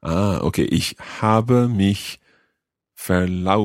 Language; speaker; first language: German; non-native, learner; English